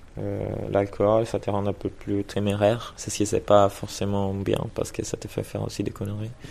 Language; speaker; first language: French; native; French